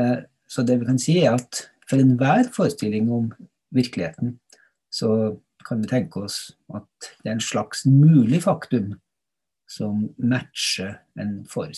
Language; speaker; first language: Norwegian; native; Norwegian